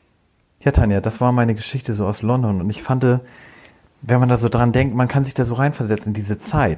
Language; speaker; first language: German; native; German